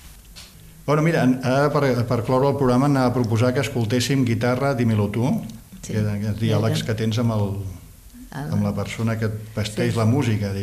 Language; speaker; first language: Catalan; native; Catalan